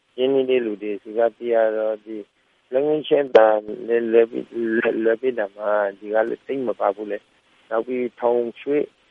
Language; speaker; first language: Burmese; native; Burmese